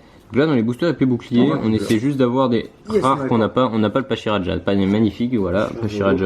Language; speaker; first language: French; native; French